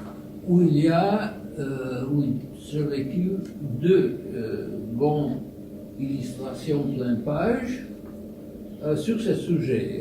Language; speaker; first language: French; non-native, fluent; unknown